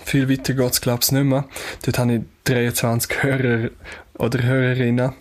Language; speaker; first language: German; non-native, local second language; Romansh